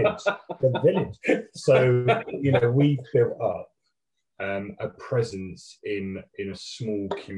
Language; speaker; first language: English; native; English